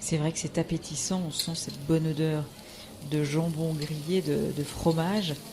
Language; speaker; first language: French; native; French